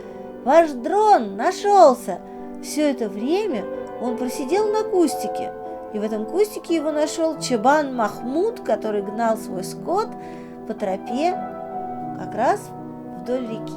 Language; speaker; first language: Russian; native; Russian